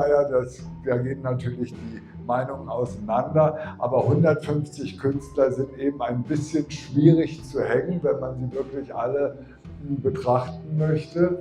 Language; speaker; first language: German; native; German